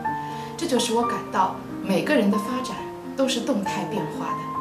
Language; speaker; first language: Chinese; native; Chinese